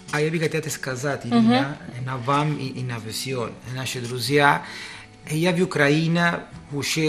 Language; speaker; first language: Russian; non-native, learner; Spanish